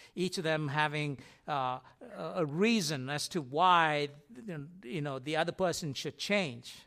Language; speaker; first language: English; non-native, local second language; Tamil